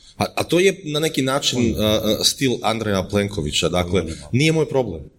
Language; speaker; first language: Croatian; native; Croatian